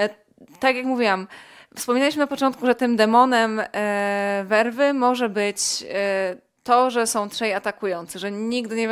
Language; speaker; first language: Polish; native; Polish